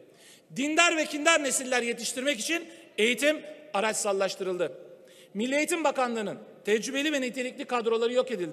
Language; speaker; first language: Turkish; native; Turkish